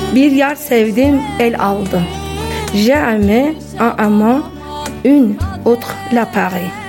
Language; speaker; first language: French; non-native, fluent; Turkish